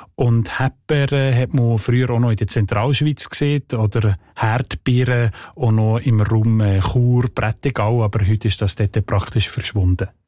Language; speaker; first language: German; native; German